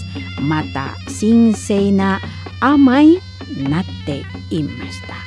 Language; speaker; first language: Japanese; non-native, learner; Indonesian